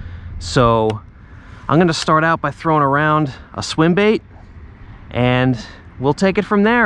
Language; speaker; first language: English; native; English